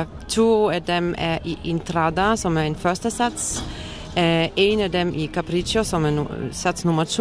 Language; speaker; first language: Danish; non-native, fluent; Polish